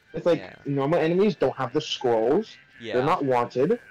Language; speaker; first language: English; native; English